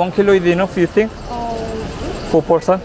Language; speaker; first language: English; non-native, learner; Korean